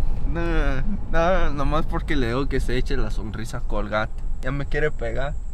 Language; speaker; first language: Spanish; early bilingual, heritage; Spanish